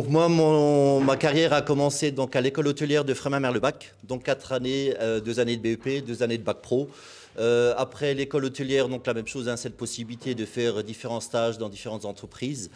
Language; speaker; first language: French; native; French